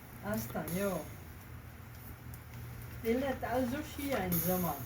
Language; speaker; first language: German; early bilingual, heritage; Low German